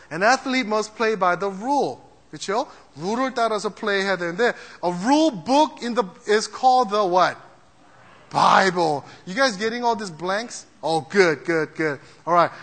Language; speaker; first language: English; early bilingual, other home language; Korean